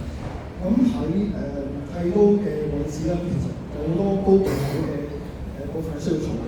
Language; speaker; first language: Cantonese; native; Cantonese